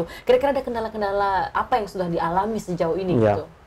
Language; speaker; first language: Indonesian; native; Indonesian